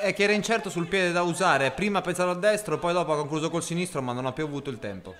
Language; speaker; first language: Italian; native; Italian